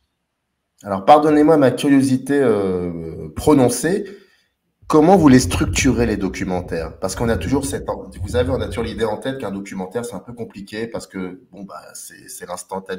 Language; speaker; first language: French; native; French